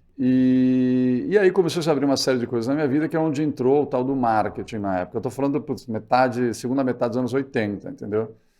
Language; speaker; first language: Portuguese; early bilingual, other home language; Spanish